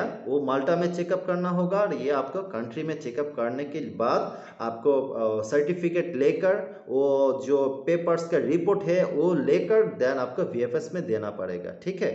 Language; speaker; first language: Hindi; non-native, learner; Bangla